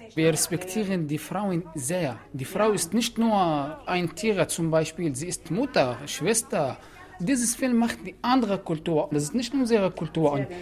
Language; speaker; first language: German; early bilingual, other home language; Bosnian